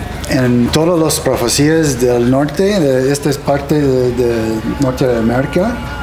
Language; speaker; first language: Spanish; non-native, learner; English